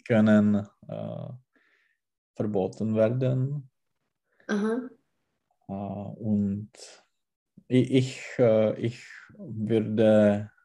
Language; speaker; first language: German; non-native, learner; Czech